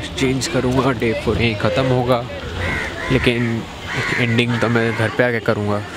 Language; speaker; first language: Hindi; native; Hindi